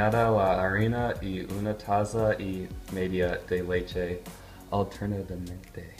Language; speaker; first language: Spanish; non-native, learner; English